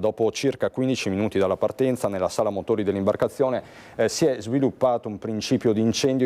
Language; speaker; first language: Italian; native; Italian